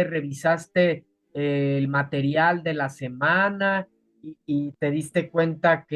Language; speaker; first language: Spanish; native; Spanish